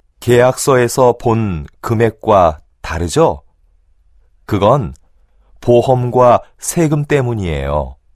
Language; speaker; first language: Korean; native; Korean